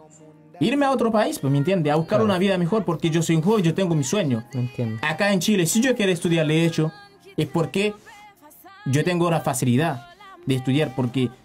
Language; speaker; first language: Spanish; non-native, learner; Haitian Creole